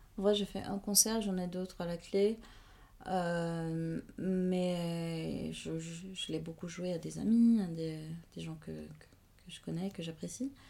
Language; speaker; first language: French; non-native, fluent; Portuguese